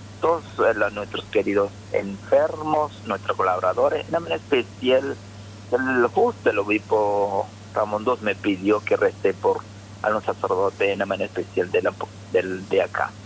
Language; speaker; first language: Spanish; non-native, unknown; Malayalam